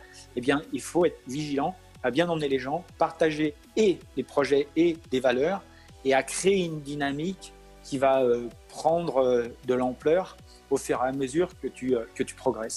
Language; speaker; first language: French; native; French